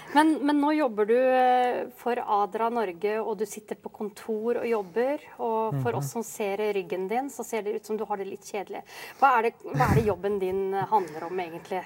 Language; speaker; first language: Norwegian; native; Norwegian